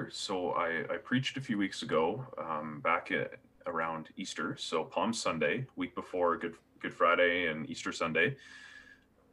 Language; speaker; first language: English; native; English